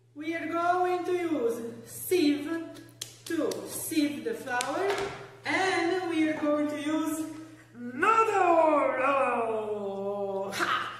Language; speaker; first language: English; non-native, fluent; Portuguese